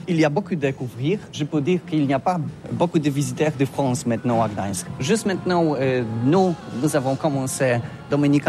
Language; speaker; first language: French; non-native, learner; Polish